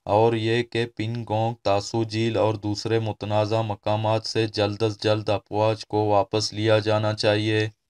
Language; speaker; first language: Urdu; non-native, local second language; Baluchi